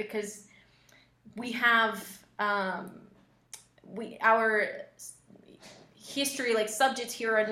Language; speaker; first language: English; non-native, fluent; Spanish